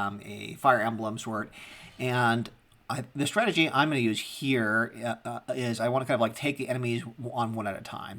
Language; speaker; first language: English; native; English